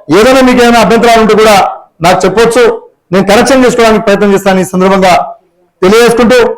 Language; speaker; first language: Telugu; non-native, local second language; Lambadi